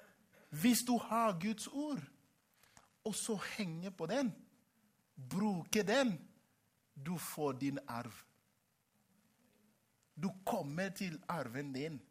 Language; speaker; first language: Norwegian; non-native, fluent; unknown